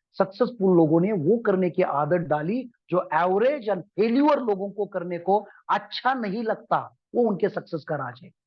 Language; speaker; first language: Hindi; non-native, local second language; Marathi